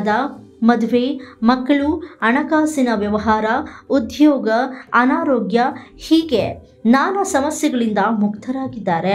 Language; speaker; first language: Kannada; native; Kannada